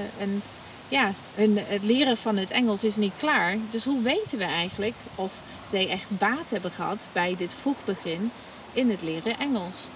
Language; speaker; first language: Dutch; non-native, fluent; English